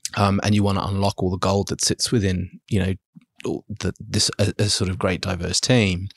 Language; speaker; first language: English; early bilingual, other home language; German